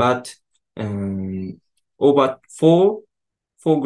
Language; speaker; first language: English; non-native, learner; Japanese